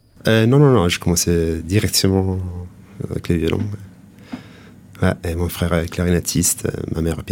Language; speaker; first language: French; non-native, fluent; Italian